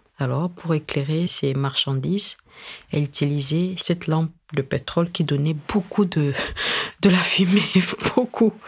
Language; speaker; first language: French; non-native, local second language; Lingala